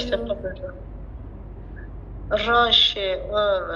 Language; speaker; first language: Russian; non-native, learner; Azerbaijani